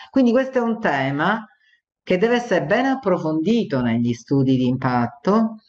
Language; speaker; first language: Italian; native; Italian